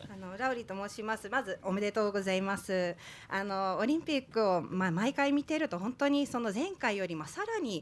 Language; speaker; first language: Japanese; native; Japanese